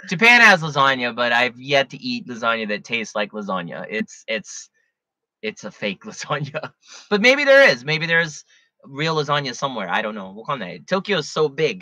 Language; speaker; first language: English; native; English